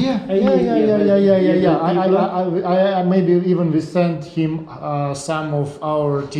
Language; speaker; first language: English; non-native, learner; Russian